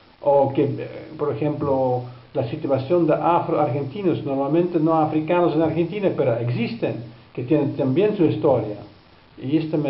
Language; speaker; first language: Spanish; non-native, fluent; Dutch